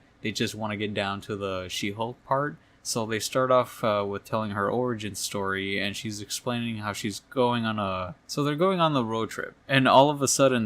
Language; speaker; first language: English; native; English